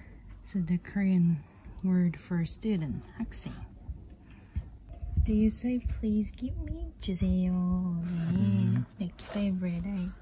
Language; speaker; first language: English; non-native, fluent; Korean